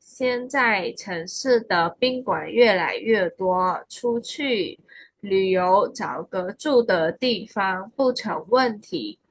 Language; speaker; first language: Chinese; non-native, fluent; Khmer